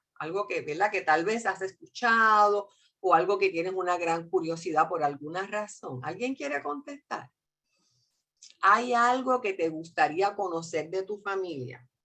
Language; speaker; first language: Spanish; native; Spanish